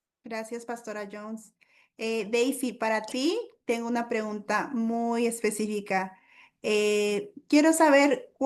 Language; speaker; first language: Spanish; native; Spanish